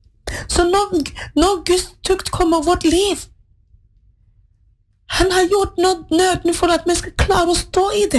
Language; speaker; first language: Norwegian; non-native, fluent; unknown